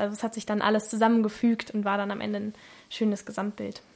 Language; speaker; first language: German; native; German